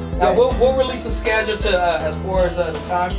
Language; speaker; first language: English; native; English